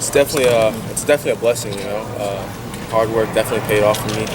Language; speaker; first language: English; native; English